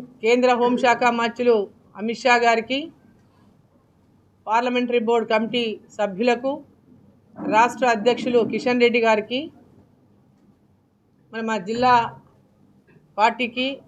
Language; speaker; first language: Telugu; native; Telugu